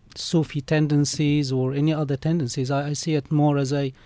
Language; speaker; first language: English; early bilingual, other home language; Arabic